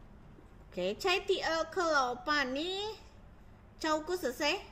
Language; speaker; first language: Chinese; non-native, learner; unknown